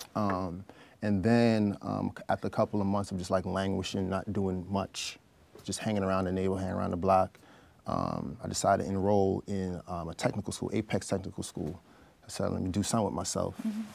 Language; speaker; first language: English; native; English